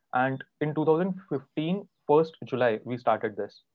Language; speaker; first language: Hindi; native; Hindi